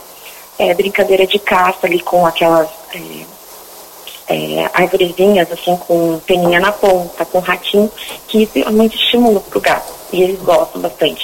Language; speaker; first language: Portuguese; native; Portuguese